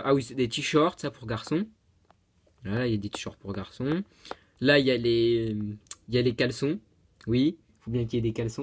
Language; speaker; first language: French; native; French